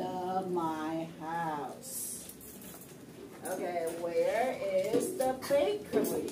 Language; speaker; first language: English; non-native, fluent; Chinese